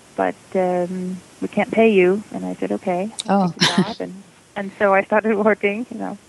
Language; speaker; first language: English; non-native, fluent; Danish